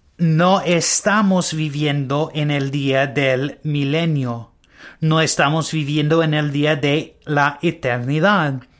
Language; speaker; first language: Spanish; non-native, learner; English